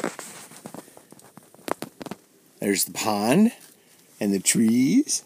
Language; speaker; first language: English; native; English